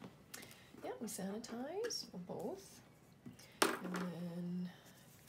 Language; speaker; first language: English; native; English